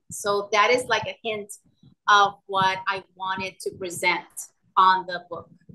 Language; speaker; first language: English; non-native, local second language; Spanish